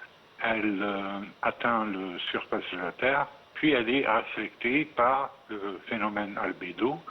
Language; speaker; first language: French; non-native, fluent; Arabic